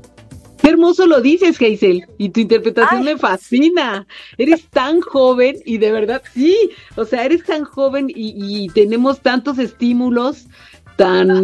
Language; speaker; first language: Spanish; native; Spanish